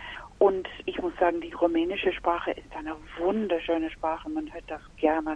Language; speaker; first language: German; non-native, fluent; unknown